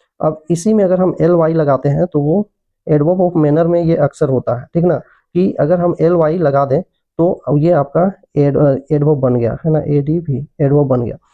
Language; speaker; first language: Hindi; native; Hindi